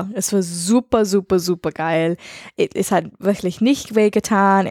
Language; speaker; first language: German; non-native, learner; English